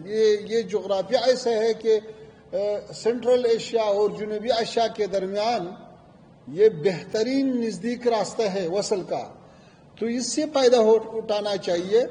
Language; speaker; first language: Hindi; non-native, fluent; Pashto